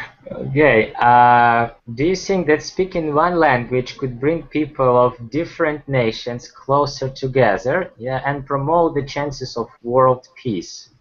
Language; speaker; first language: English; non-native, fluent; Ukrainian